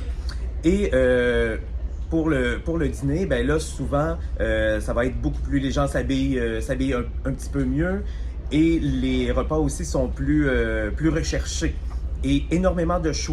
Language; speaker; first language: French; native; French